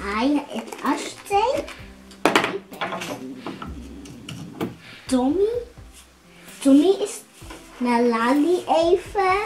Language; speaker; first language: Dutch; early bilingual, other home language; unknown